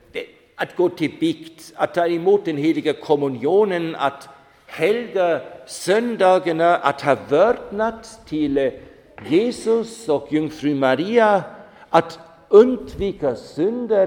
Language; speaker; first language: Swedish; non-native, fluent; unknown